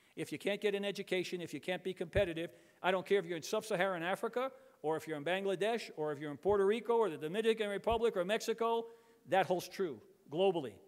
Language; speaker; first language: English; early bilingual, other home language; Spanish